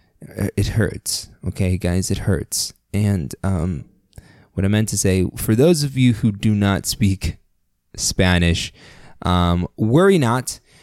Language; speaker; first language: English; early bilingual, other home language; Spanish